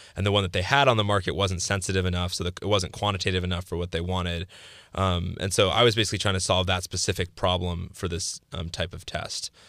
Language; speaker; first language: English; early bilingual, other home language; Greek